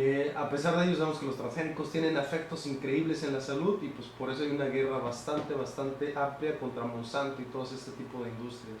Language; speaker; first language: Spanish; native; Spanish